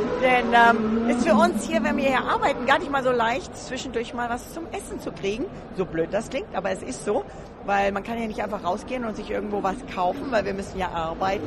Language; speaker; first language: German; native; German